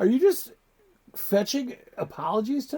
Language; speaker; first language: English; native; English